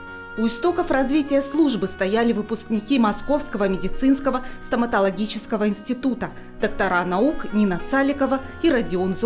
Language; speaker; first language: Russian; native; Russian